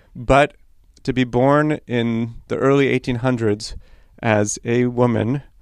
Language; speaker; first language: English; early bilingual, other home language; Polish